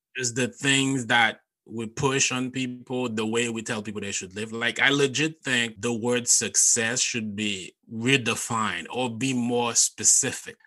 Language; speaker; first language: English; non-native, fluent; Haitian Creole